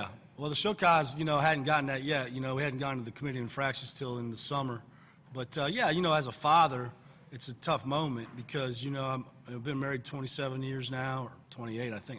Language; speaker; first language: English; native; English